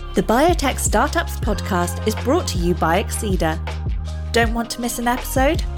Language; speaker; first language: English; early bilingual, other home language; Spanish